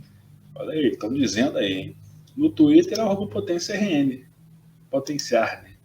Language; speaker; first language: Portuguese; native; Portuguese